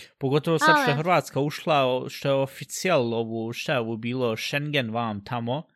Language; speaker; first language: Bosnian; early bilingual, heritage; Bosnian